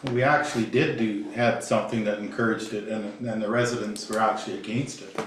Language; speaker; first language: English; native; English